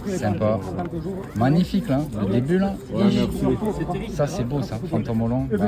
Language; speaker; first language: French; native; French